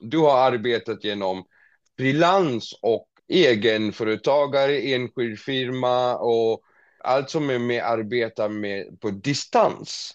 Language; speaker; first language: Swedish; non-native, fluent; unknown